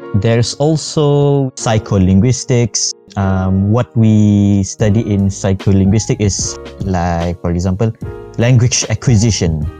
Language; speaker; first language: English; non-native, fluent; Malay